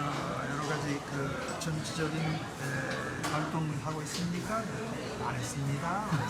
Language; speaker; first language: Korean; early bilingual, heritage; Japanese